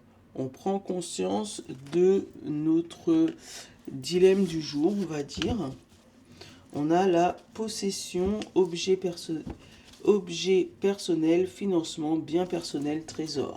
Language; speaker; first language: French; native; French